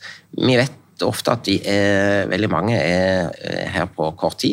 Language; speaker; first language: Norwegian; native; Norwegian